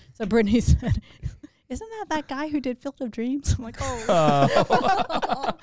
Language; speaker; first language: English; native; English